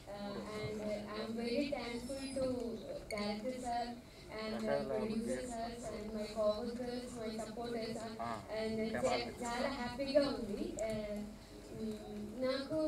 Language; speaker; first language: Telugu; non-native, learner; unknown